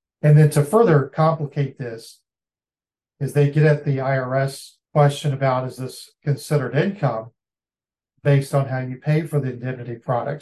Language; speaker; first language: English; native; English